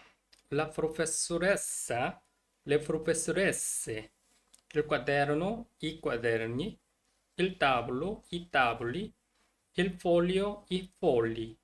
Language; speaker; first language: Italian; non-native, learner; Korean